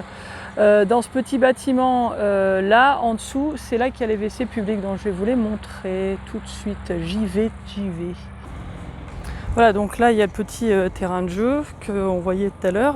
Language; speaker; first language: French; native; French